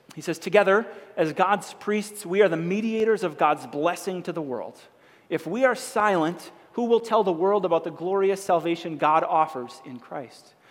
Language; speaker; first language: English; native; English